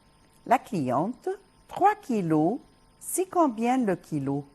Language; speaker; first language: French; non-native, fluent; Arabic